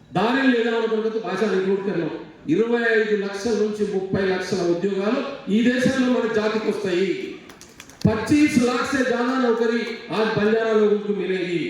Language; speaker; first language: Telugu; non-native, local second language; Lambadi